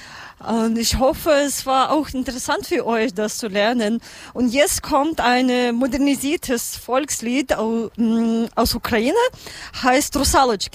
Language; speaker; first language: German; non-native, learner; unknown